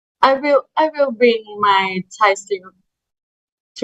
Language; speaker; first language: English; non-native, learner; Thai